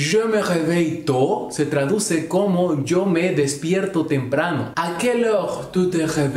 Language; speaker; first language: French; non-native, learner; Spanish